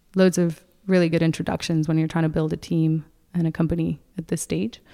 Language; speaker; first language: English; non-native, fluent; Spanish